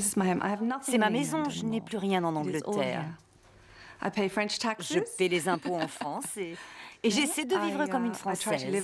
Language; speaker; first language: French; non-native, fluent; English